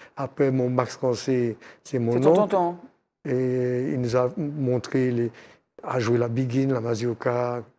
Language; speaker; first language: French; native; French